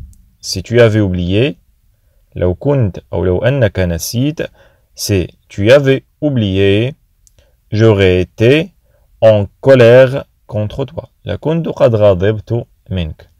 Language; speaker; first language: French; non-native, fluent; Arabic